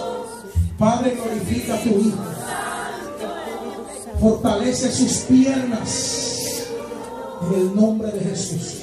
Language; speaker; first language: Spanish; native; Spanish